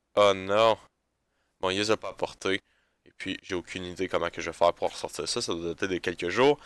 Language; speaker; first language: French; native; French